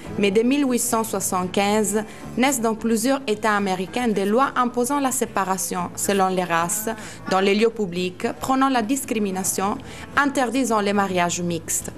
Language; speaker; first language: French; non-native, fluent; Italian